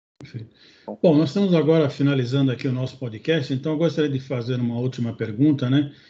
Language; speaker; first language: Portuguese; native; Portuguese